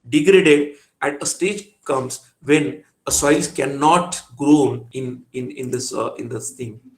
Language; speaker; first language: English; non-native, local second language; Marathi